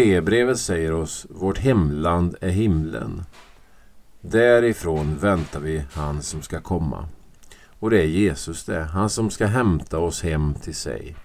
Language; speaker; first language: Swedish; native; Swedish